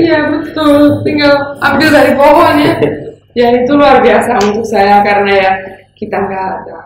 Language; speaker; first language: Indonesian; non-native, fluent; Romanian